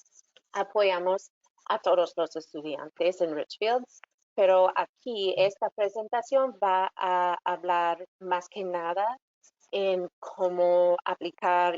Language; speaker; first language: Spanish; non-native, fluent; English